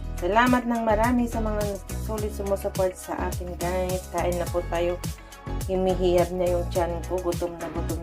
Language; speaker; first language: Filipino; non-native, local second language; Iloko